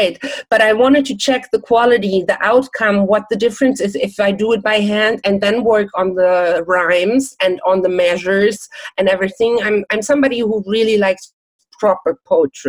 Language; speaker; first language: English; non-native, fluent; German